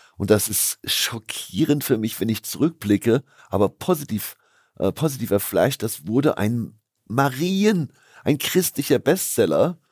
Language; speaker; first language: German; native; German